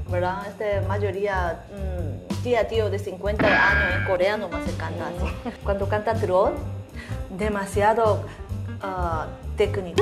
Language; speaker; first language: Spanish; non-native, learner; Korean